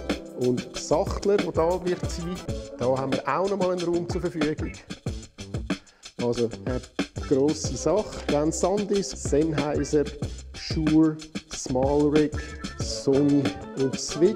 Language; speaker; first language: German; native; German